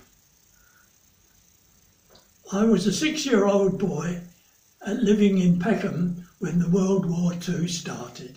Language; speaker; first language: English; native; English